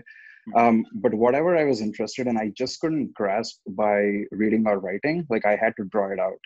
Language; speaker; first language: English; non-native, local second language; Telugu